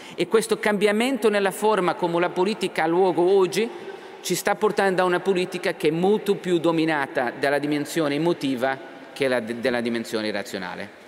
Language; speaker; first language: Italian; non-native, fluent; Portuguese